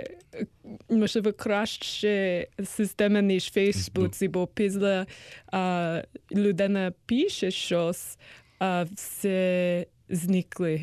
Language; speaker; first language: Ukrainian; non-native, learner; English